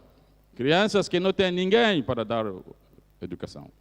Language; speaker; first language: Portuguese; non-native, fluent; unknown